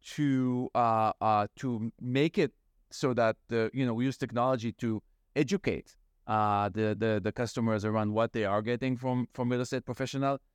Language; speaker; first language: English; non-native, fluent; Hebrew